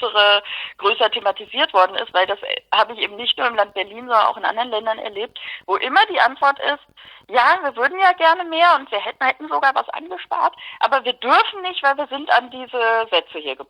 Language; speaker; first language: German; native; German